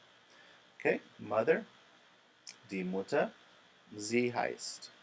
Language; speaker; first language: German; non-native, fluent; English